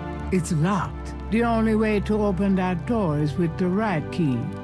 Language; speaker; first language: English; native; English